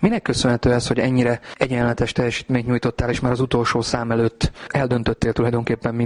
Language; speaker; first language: Hungarian; native; Hungarian